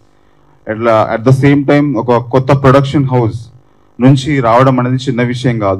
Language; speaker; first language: Telugu; native; Telugu